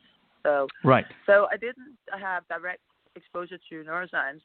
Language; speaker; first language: English; non-native, fluent; Danish